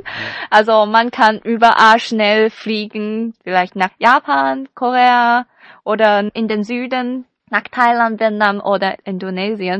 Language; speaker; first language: German; non-native, fluent; Chinese